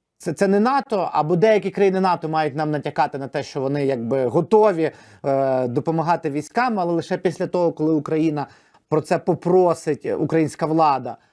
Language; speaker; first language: Ukrainian; native; Ukrainian